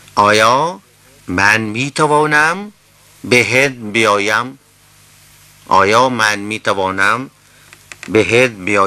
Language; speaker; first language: Persian; non-native, fluent; Urdu